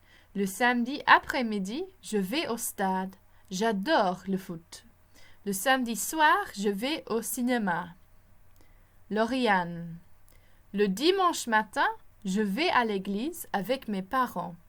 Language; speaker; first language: French; non-native, fluent; English